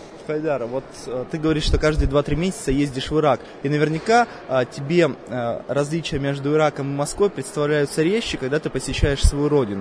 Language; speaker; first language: Russian; native; Russian